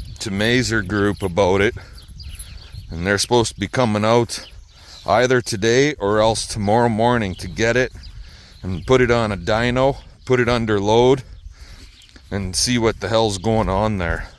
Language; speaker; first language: English; native; English